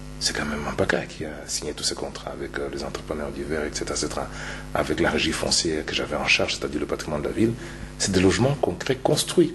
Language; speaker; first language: French; non-native, local second language; Luba-Lulua